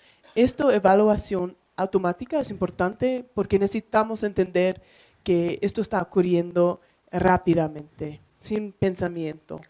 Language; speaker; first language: Spanish; non-native, learner; English